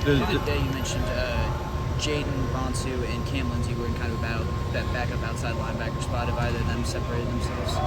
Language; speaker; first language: English; native; English